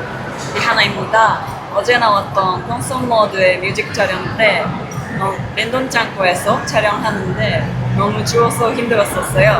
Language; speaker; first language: Korean; non-native, learner; Japanese